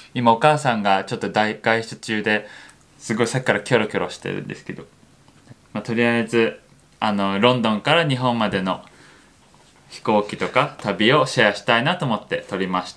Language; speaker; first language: Japanese; native; Japanese